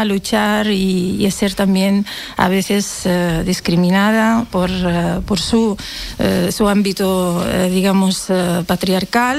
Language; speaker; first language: Spanish; native; Spanish